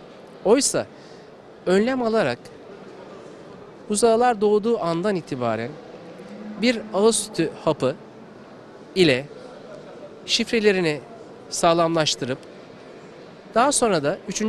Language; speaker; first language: Turkish; native; Turkish